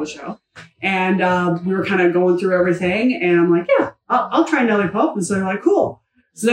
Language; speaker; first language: English; native; English